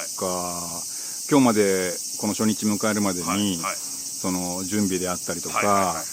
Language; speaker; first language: Japanese; native; Japanese